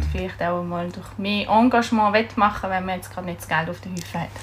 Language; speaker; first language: German; native; German